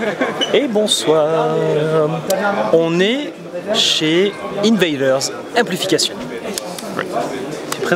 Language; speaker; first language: French; native; French